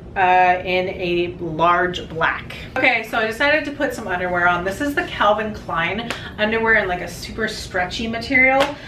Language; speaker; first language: English; native; English